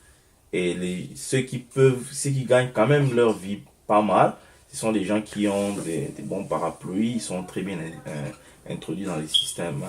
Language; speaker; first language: French; non-native, local second language; Lingala